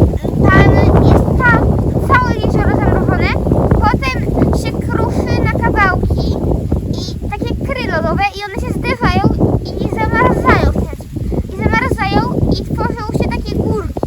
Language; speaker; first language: Polish; early bilingual, heritage; Polish